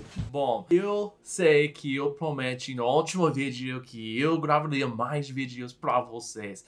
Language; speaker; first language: Portuguese; non-native, learner; English